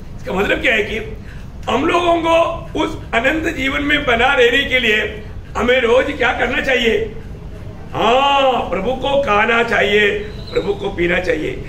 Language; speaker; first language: Hindi; non-native, local second language; Malayalam